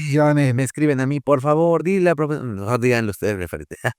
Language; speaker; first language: Spanish; native; Spanish